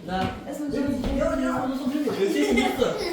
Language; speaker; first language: Russian; non-native, local second language; Yakut